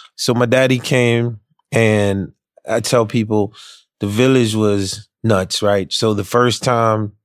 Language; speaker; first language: English; early bilingual, other home language; Haitian Creole